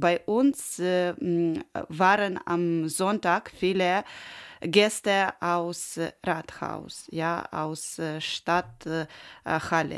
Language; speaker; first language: German; non-native, learner; Ukrainian